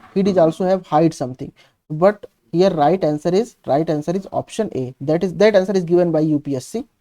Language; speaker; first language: Hindi; native; Hindi